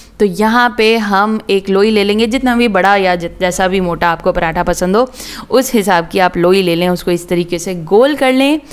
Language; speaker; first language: Hindi; native; Hindi